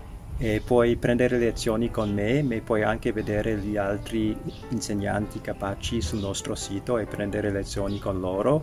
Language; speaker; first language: Italian; non-native, fluent; English